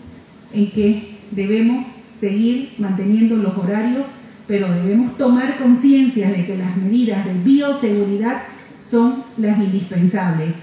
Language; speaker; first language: Spanish; native; Spanish